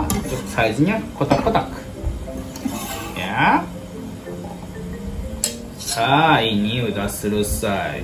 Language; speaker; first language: Indonesian; non-native, learner; Japanese